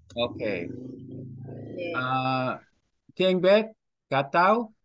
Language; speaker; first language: Vietnamese; non-native, learner; Korean